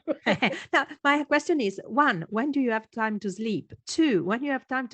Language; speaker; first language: English; non-native, fluent; Italian